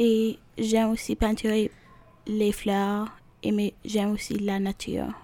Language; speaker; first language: French; non-native, fluent; Arabic